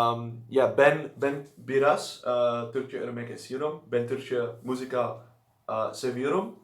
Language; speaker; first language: Turkish; non-native, learner; Dutch